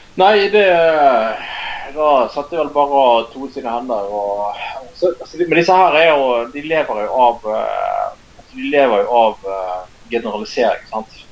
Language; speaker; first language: Norwegian; native; Norwegian